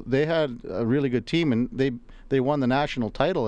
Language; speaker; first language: English; native; English